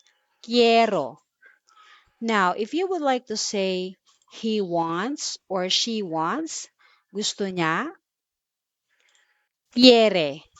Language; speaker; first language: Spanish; non-native, fluent; Filipino